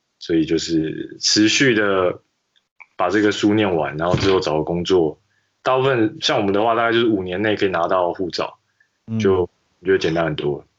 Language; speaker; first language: Chinese; native; Chinese